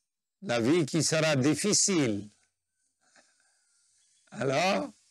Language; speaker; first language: French; non-native, fluent; Nepali